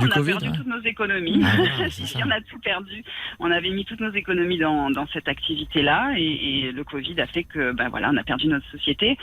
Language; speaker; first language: French; native; French